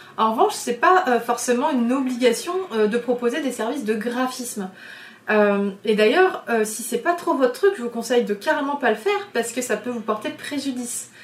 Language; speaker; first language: French; native; French